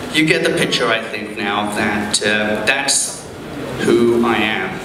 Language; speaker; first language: English; early bilingual, other home language; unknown